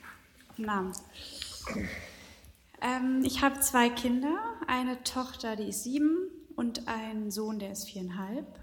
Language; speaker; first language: German; native; German